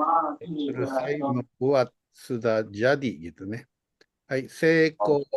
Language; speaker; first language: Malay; non-native, fluent; Japanese